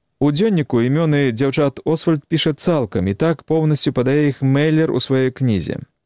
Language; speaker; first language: Belarusian; native; Belarusian